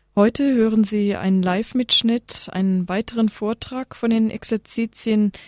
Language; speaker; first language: German; native; German